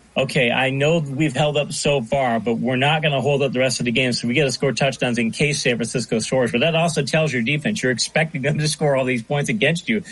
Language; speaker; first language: English; native; English